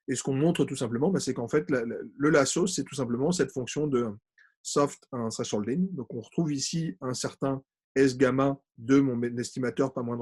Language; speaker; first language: French; native; French